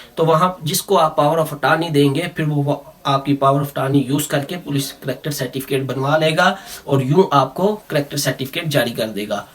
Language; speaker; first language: Urdu; non-native, local second language; Punjabi